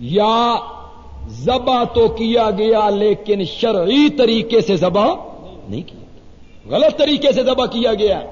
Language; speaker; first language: Urdu; non-native, local second language; Punjabi